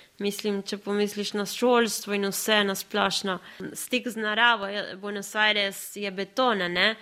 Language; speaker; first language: Slovenian; early bilingual, other home language; Spanish